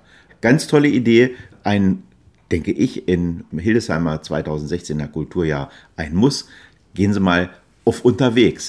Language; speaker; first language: German; native; German